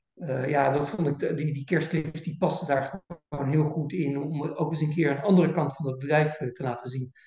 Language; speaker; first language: Dutch; native; Dutch